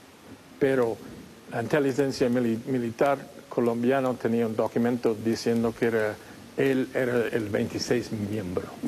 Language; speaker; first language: Spanish; non-native, fluent; English